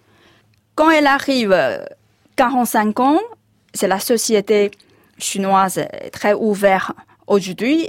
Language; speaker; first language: French; non-native, fluent; Chinese